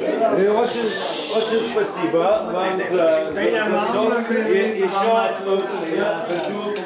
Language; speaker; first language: Russian; non-native, fluent; Lithuanian